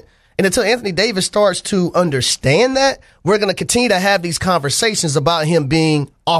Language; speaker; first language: English; native; English